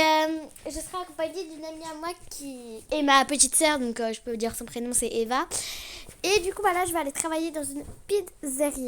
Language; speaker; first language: French; native; French